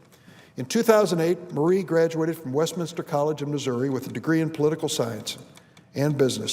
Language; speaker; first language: English; native; English